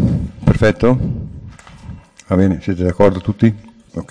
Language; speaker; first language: Italian; native; Italian